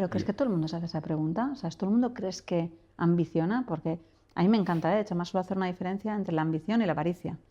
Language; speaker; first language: Spanish; native; Spanish